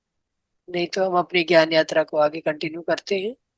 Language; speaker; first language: Hindi; native; Hindi